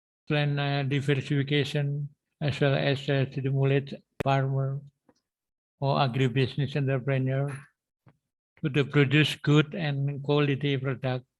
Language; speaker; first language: English; non-native, learner; Indonesian